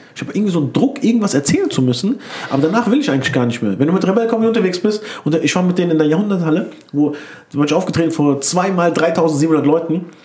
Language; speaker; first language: German; early bilingual, other home language; Turkish